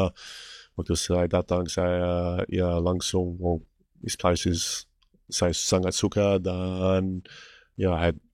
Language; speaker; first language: Indonesian; non-native, fluent; English